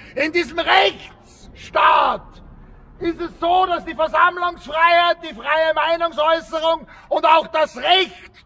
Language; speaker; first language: German; native; German